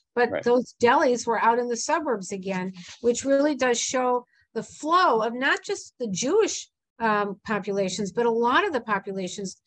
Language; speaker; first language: English; native; English